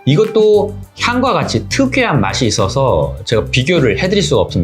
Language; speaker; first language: Korean; native; Korean